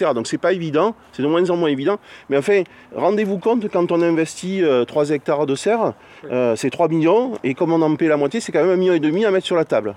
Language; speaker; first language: French; native; French